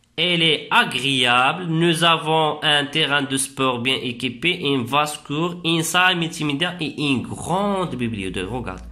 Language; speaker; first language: French; non-native, local second language; Arabic